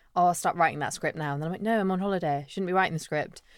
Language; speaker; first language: English; native; English